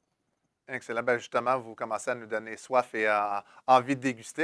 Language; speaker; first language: French; native; French